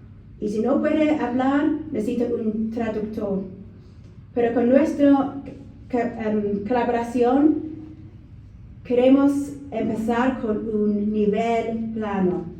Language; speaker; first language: Spanish; non-native, learner; English